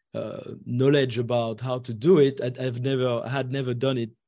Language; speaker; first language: English; non-native, fluent; French